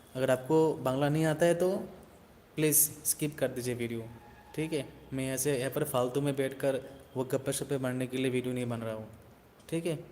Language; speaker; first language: Hindi; non-native, local second language; Bangla